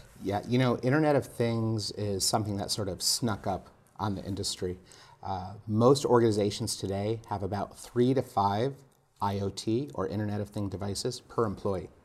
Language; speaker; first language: English; native; English